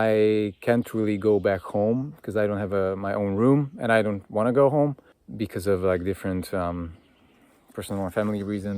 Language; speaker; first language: English; non-native, fluent; Hungarian